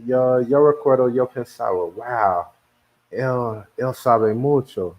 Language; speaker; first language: Spanish; non-native, learner; English